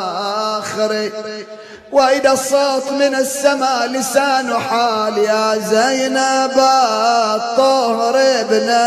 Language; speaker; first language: Arabic; native; Arabic